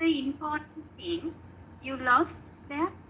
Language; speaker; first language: English; non-native, learner; Sinhala